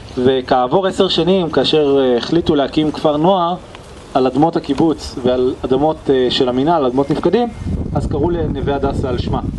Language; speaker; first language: Hebrew; native; Hebrew